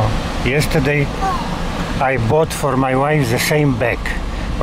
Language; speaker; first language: English; non-native, learner; Polish